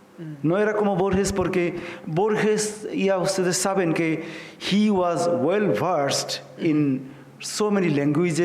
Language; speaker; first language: Spanish; non-native, fluent; Bangla